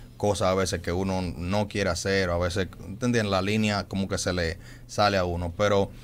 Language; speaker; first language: Spanish; native; Spanish